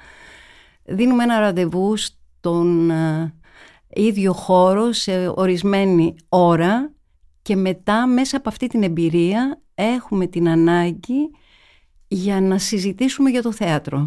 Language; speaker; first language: Greek; native; Greek